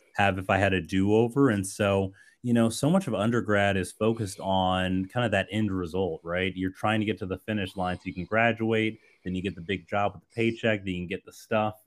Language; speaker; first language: English; native; English